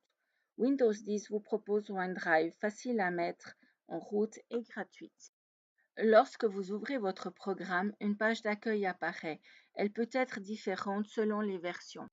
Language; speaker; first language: French; native; French